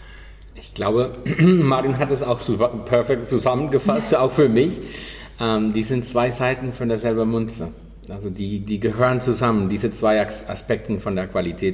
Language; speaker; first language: German; non-native, fluent; Spanish